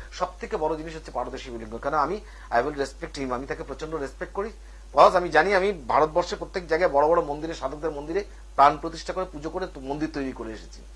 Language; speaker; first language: Bangla; native; Bangla